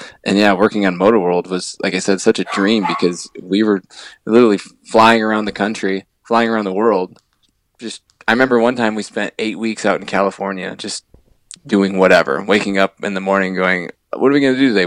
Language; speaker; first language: English; native; English